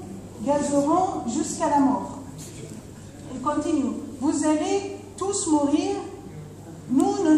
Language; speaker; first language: French; non-native, fluent; Arabic